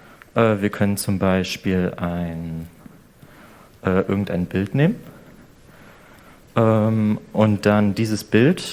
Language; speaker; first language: German; native; German